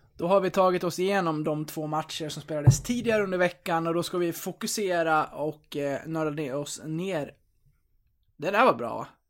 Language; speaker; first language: Swedish; native; Swedish